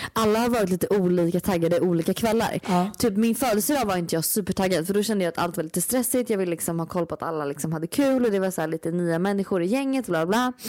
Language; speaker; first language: Swedish; native; Swedish